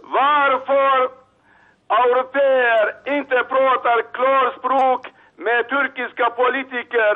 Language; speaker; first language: Swedish; non-native, fluent; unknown